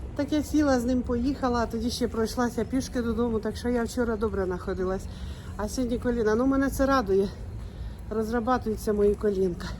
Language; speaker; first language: Ukrainian; native; Ukrainian